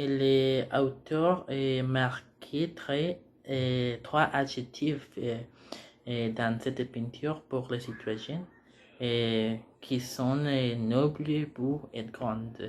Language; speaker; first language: French; non-native, learner; Spanish